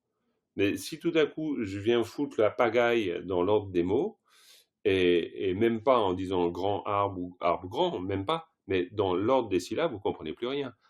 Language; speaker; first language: French; native; French